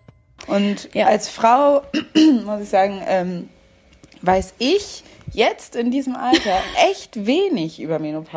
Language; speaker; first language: German; native; German